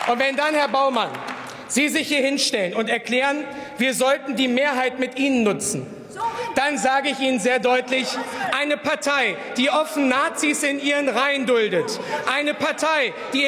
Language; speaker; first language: German; native; German